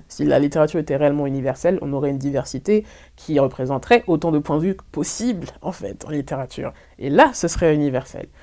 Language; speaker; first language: French; native; French